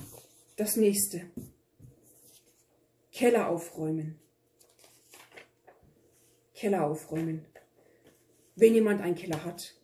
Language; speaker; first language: German; early bilingual, other home language; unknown